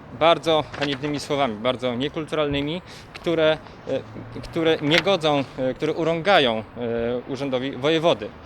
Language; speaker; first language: Polish; native; Polish